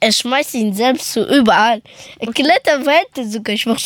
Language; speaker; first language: German; early bilingual, other home language; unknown